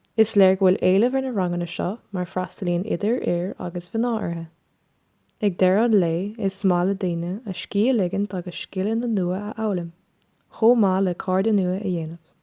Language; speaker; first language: Irish; non-native, local second language; English